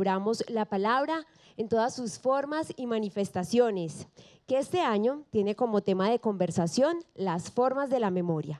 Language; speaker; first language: Spanish; native; Spanish